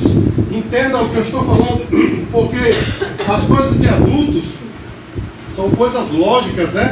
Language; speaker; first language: Portuguese; native; Portuguese